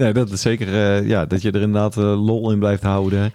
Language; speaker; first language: Dutch; native; Dutch